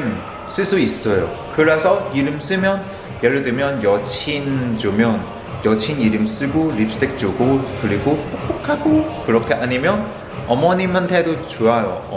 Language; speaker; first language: Korean; non-native, fluent; Cantonese